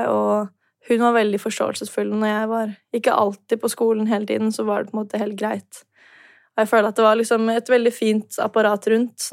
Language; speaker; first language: Norwegian; native; Norwegian